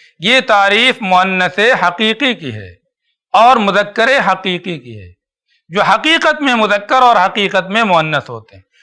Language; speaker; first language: Urdu; native; Urdu